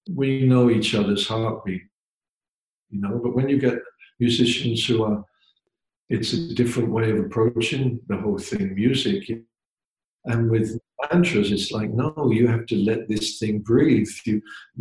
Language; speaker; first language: English; native; English